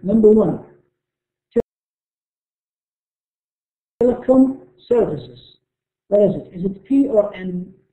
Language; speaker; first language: English; non-native, fluent; Arabic